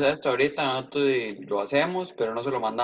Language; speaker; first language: Spanish; native; Spanish